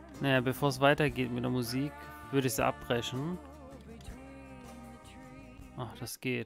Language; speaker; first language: German; native; German